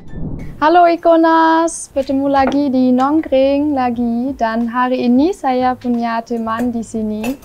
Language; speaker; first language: Indonesian; non-native, learner; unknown